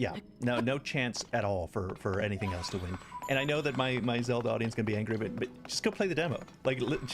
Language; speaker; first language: English; native; English